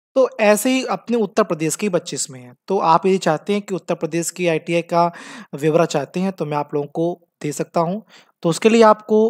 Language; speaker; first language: Hindi; native; Hindi